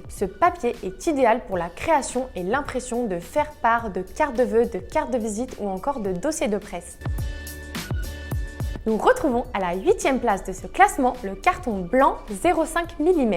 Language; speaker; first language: French; native; French